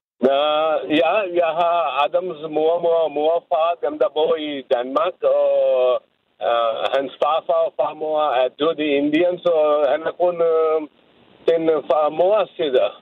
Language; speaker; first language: Danish; non-native, learner; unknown